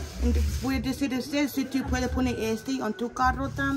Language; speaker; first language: Spanish; non-native, learner; English